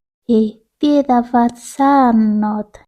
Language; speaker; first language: Finnish; non-native, learner; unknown